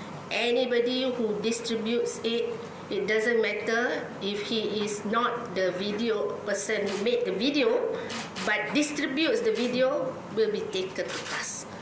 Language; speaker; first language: English; non-native, local second language; Malay